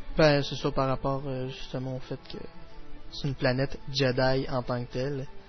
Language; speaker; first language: French; native; French